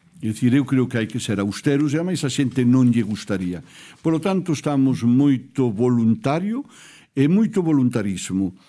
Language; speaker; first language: Galician; native; Galician